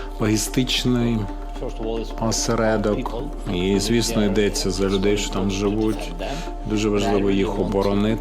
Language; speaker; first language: Ukrainian; non-native, local second language; Russian